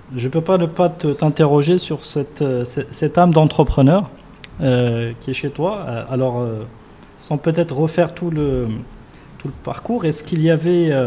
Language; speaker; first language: French; non-native, local second language; Arabic